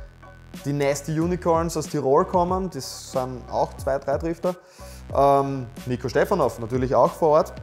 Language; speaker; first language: German; native; German